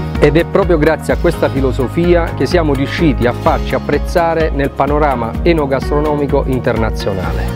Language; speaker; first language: Italian; native; Italian